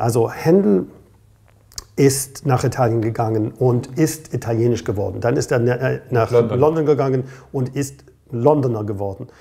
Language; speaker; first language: German; non-native, fluent; English